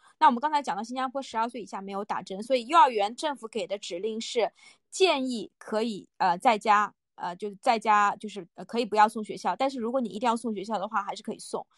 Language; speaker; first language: Chinese; native; Chinese